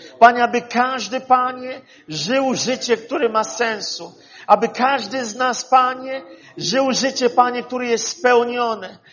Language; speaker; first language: Polish; non-native, fluent; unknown